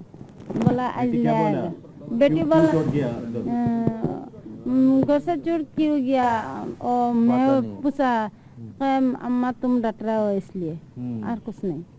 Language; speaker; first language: Hindi; non-native, local second language; Assamese